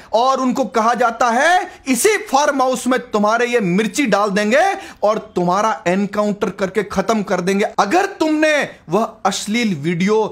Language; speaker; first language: Hindi; native; Hindi